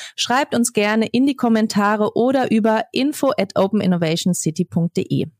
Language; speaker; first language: German; native; German